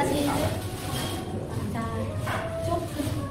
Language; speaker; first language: Korean; non-native, learner; Vietnamese